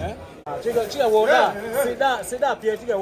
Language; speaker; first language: Chinese; non-native, learner; Swahili